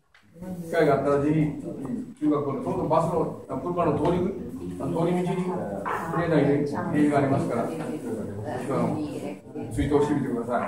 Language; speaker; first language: Japanese; native; Japanese